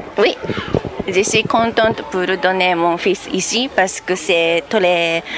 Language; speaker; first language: French; non-native, learner; Japanese